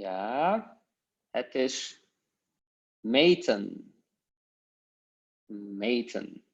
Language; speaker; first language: Dutch; non-native, fluent; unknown